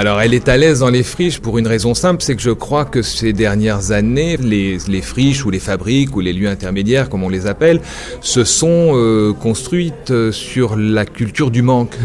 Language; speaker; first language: French; native; French